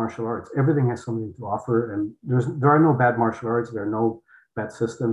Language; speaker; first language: English; non-native, fluent; Polish